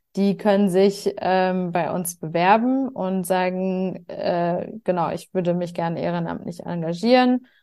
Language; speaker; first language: German; early bilingual, other home language; Turkish